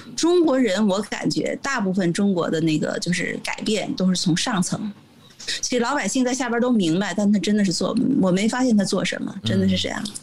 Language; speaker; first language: Chinese; native; Chinese